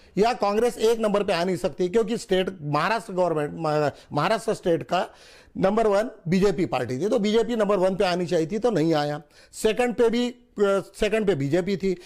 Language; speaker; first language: Hindi; non-native, local second language; Marathi